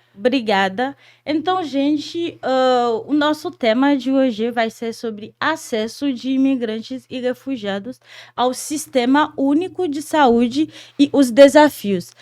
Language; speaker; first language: Portuguese; non-native, fluent; Haitian Creole